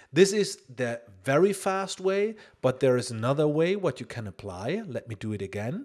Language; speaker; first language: English; non-native, fluent; German